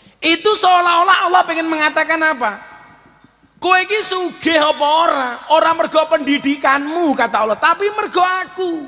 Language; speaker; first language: Indonesian; native; Indonesian